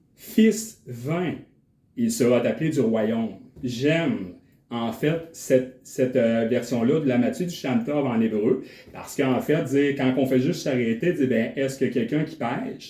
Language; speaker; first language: French; native; French